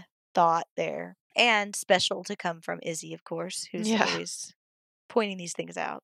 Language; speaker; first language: English; native; English